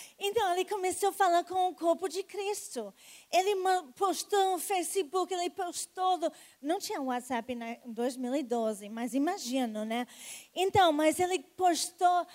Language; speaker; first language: Portuguese; non-native, fluent; English